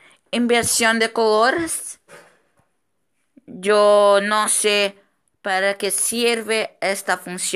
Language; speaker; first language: Spanish; non-native, fluent; Portuguese